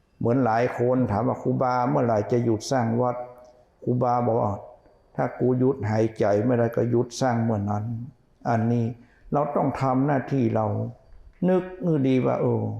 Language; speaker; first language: Thai; native; Thai